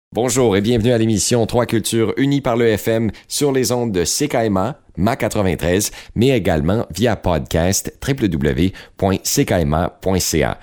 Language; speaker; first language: French; native; French